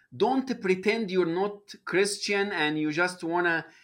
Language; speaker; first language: English; non-native, fluent; Arabic